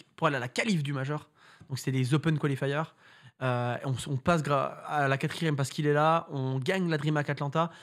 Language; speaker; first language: French; native; French